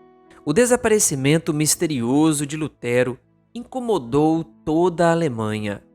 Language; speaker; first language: Portuguese; native; Portuguese